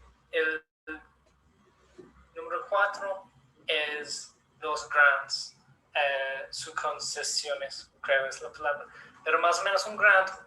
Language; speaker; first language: Spanish; non-native, learner; English